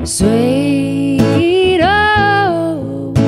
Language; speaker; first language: English; native; English